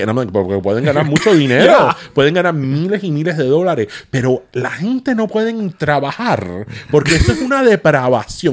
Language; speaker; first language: Spanish; early bilingual, heritage; Spanish